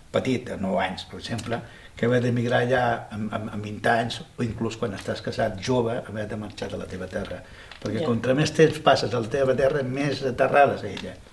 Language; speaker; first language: Catalan; non-native, local second language; Spanish